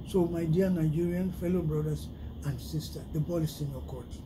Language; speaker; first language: English; non-native, local second language; Yoruba